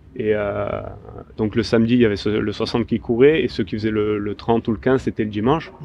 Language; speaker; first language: French; native; French